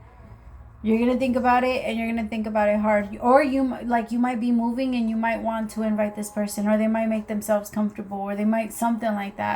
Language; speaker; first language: English; native; English